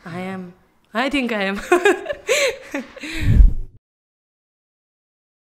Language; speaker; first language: English; non-native, fluent; Serbian